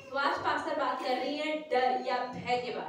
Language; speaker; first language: Hindi; native; Hindi